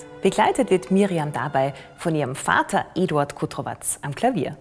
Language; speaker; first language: German; native; German